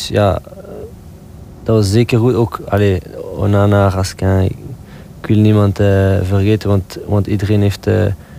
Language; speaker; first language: Dutch; non-native, local second language; French